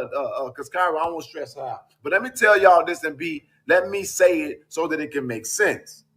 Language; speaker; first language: English; native; English